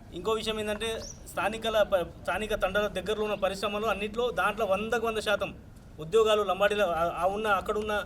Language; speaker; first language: Telugu; non-native, local second language; Lambadi